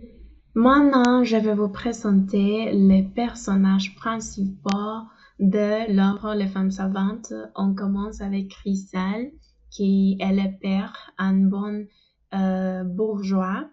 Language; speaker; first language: French; non-native, fluent; Spanish